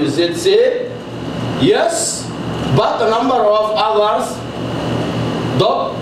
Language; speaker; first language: English; non-native, fluent; Arabic